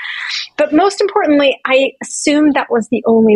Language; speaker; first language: English; non-native, fluent; Russian